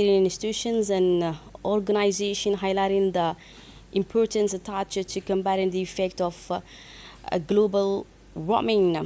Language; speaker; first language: English; non-native, fluent; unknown